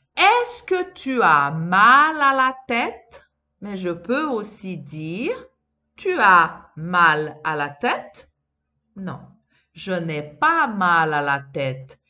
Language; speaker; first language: French; non-native, fluent; Portuguese